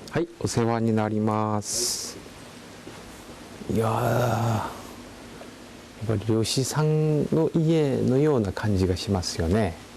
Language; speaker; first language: Japanese; non-native, fluent; Korean